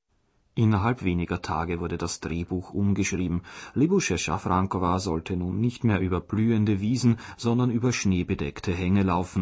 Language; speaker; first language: German; native; German